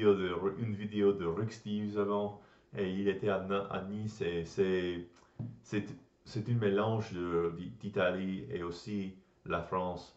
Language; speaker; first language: French; non-native, learner; English